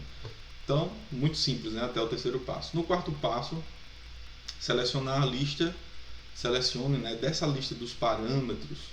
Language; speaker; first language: Portuguese; native; Portuguese